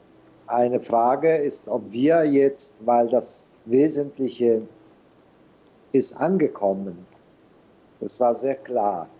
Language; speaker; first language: German; non-native, fluent; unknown